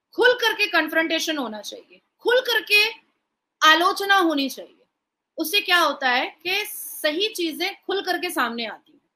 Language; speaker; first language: Hindi; native; Hindi